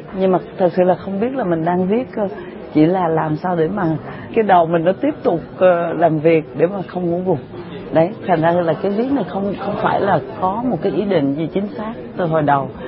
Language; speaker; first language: Vietnamese; early bilingual, other home language; French